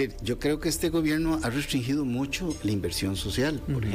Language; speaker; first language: Spanish; native; Spanish